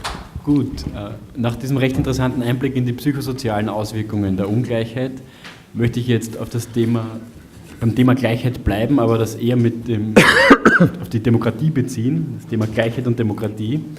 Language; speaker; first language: German; native; German